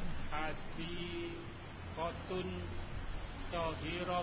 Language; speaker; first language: Arabic; non-native, learner; Indonesian